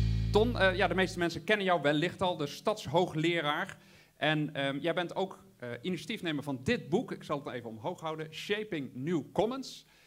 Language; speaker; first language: Dutch; native; Dutch